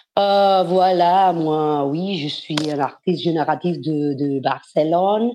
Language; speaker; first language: French; non-native, fluent; Spanish